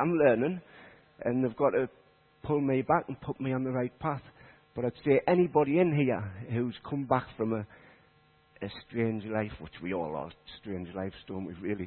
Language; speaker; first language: English; native; English